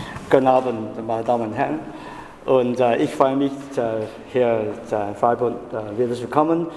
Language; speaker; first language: German; non-native, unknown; Chinese